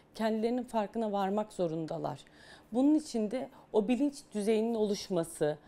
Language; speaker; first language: Turkish; native; Turkish